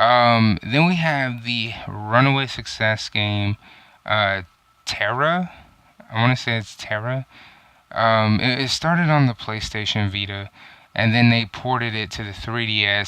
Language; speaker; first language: English; native; English